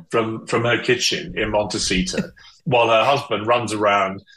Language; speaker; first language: English; native; English